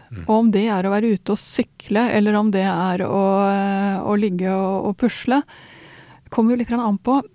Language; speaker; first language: Norwegian; non-native, fluent; Swedish